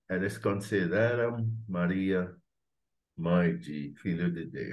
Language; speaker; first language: Portuguese; non-native, fluent; English